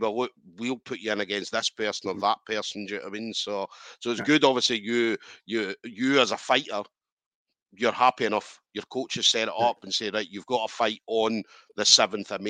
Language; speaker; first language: English; native; English